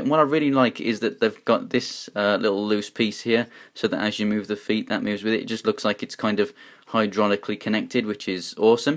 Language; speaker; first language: English; native; English